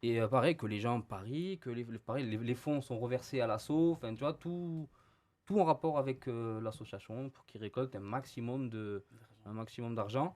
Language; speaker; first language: French; native; French